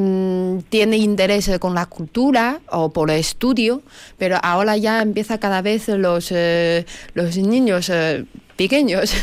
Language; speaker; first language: Spanish; non-native, learner; Chinese